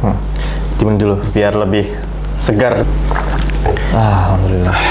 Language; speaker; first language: Indonesian; native; Indonesian